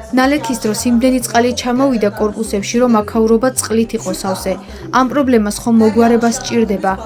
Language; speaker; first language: Georgian; non-native, local second language; Azerbaijani